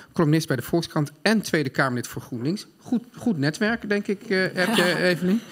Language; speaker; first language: Dutch; native; Dutch